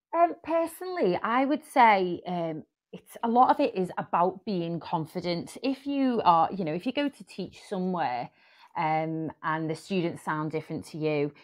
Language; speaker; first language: English; native; English